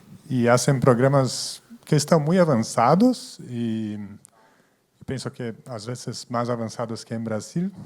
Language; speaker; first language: Spanish; non-native, fluent; Portuguese